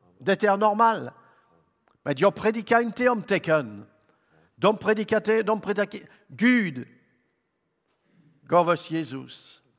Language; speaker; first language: Swedish; non-native, learner; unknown